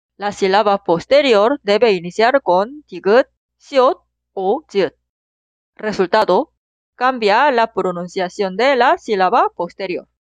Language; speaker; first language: Spanish; non-native, fluent; Korean